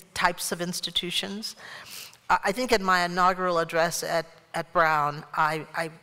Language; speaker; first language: English; native; English